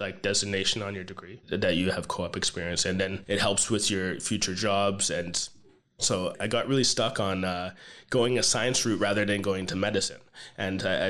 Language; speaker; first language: English; native; English